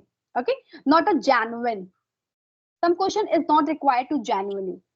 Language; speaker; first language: English; non-native, fluent; Hindi